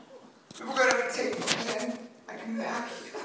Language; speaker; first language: Danish; non-native, fluent; English